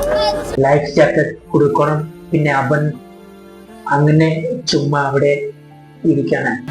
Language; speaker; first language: Malayalam; non-native, learner; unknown